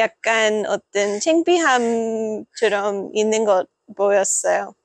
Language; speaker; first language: Korean; non-native, fluent; English